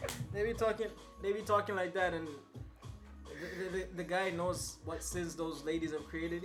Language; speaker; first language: English; non-native, local second language; Swahili